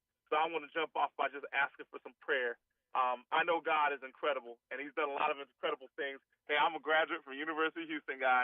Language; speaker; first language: English; native; English